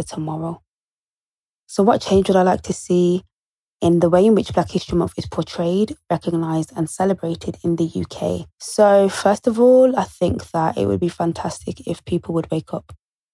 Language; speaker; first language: English; native; English